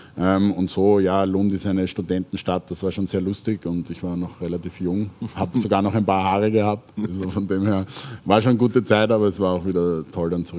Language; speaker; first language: German; native; German